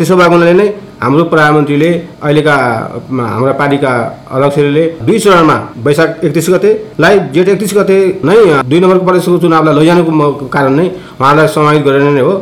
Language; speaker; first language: Nepali; non-native, local second language; Bhojpuri